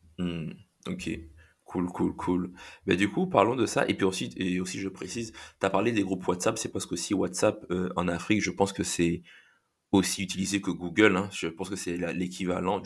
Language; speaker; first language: French; native; French